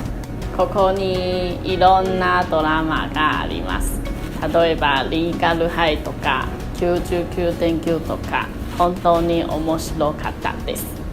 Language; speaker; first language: Japanese; non-native, learner; Chinese